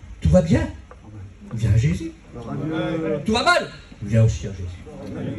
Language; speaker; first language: French; native; French